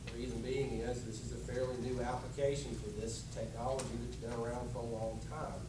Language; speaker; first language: English; native; English